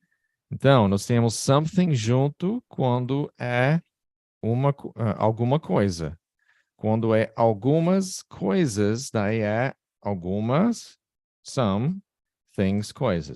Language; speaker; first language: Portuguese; non-native, fluent; English